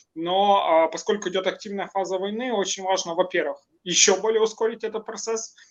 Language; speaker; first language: Russian; non-native, local second language; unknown